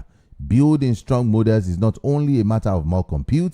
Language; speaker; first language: English; non-native, local second language; Yoruba